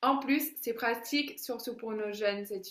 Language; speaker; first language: French; non-native, learner; English